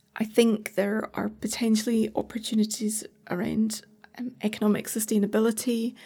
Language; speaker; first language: English; native; English